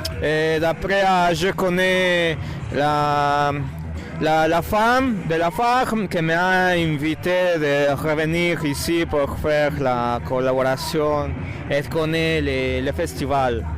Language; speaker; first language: French; non-native, learner; Spanish